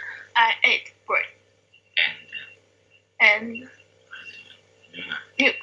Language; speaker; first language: English; non-native, learner; Chinese